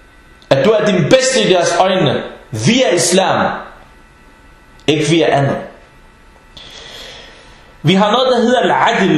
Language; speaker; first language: Danish; non-native, fluent; Arabic